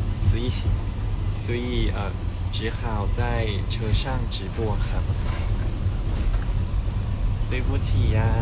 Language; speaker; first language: Chinese; non-native, learner; Thai